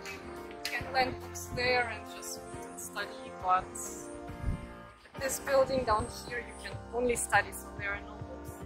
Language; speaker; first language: English; non-native, learner; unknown